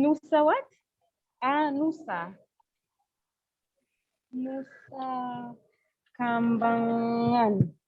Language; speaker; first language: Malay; non-native, learner; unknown